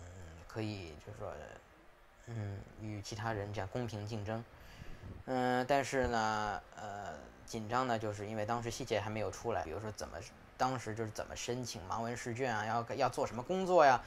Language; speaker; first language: Chinese; native; Chinese